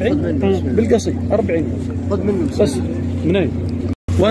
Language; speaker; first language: Arabic; native; Arabic